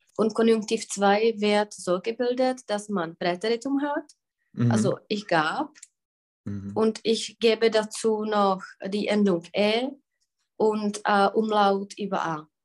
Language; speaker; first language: German; non-native, fluent; Czech